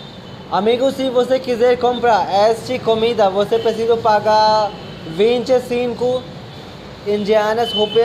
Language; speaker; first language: Portuguese; non-native, learner; Hindi